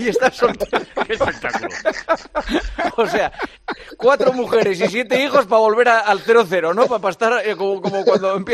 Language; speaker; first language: Spanish; native; Spanish